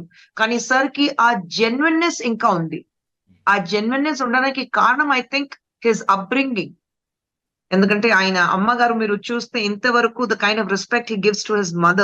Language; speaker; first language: Telugu; non-native, fluent; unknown